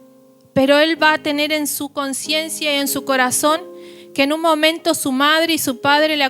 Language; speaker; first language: Spanish; native; Spanish